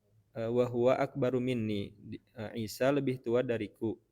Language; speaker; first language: Indonesian; native; Indonesian